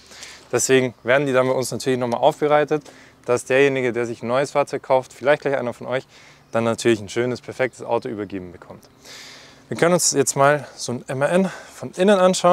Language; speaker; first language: German; native; German